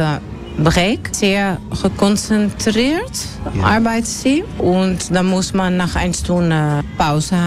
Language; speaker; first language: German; non-native, learner; Dutch